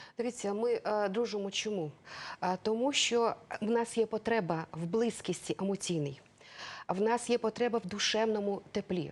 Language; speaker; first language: Ukrainian; non-native, local second language; Russian